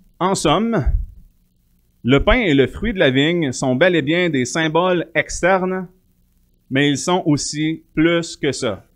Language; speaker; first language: French; native; French